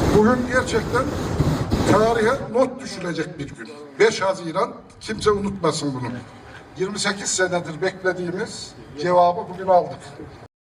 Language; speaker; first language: Turkish; native; Turkish